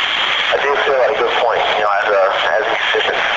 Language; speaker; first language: English; native; English